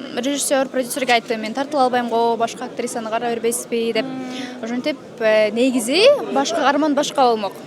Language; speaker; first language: Kyrgyz; native; Kyrgyz